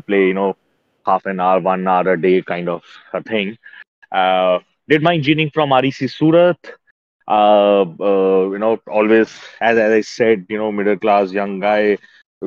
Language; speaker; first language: English; non-native, local second language; Hindi